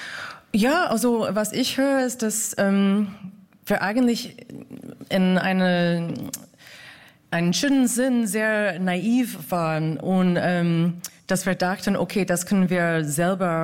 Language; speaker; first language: German; non-native, fluent; English